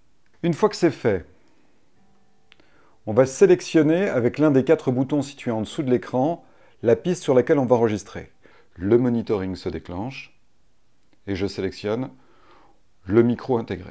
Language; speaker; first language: French; native; French